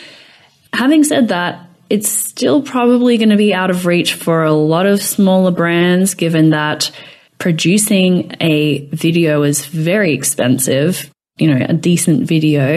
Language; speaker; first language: English; native; English